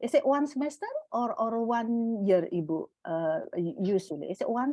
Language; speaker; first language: English; non-native, fluent; Indonesian